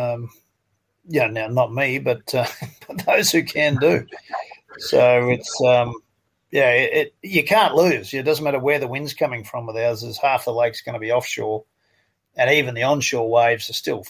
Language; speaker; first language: English; native; English